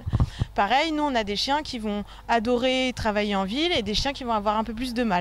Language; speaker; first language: French; native; French